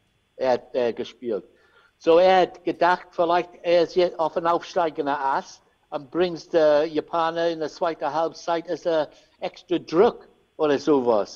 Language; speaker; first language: German; non-native, learner; English